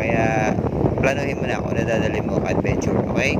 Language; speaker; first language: Filipino; native; Filipino